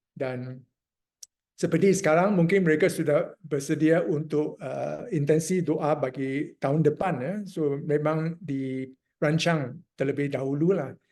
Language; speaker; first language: Malay; non-native, local second language; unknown